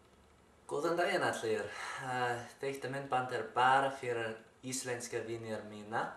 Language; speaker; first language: Icelandic; non-native, learner; English